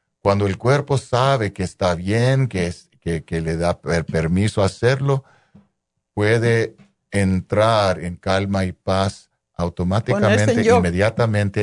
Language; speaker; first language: Spanish; non-native, local second language; English